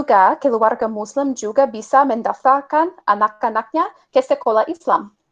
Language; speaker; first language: Indonesian; non-native, fluent; English